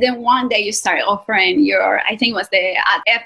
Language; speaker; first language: English; non-native, fluent; Spanish